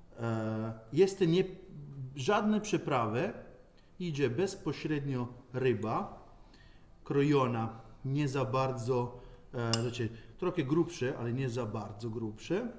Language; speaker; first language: Polish; non-native, learner; Italian